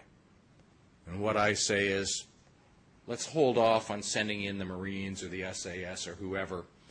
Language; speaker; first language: English; native; English